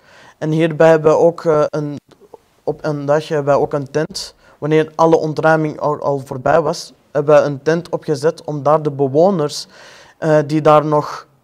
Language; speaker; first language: Dutch; non-native, fluent; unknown